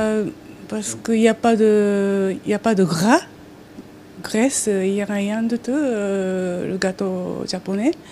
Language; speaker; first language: French; non-native, learner; Japanese